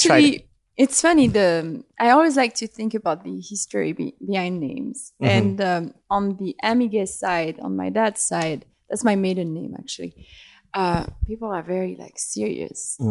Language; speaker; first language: English; non-native, fluent; French